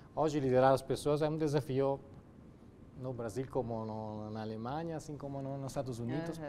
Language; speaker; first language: Portuguese; non-native, fluent; Italian